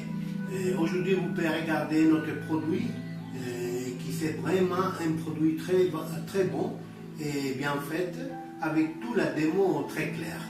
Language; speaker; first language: French; non-native, learner; Spanish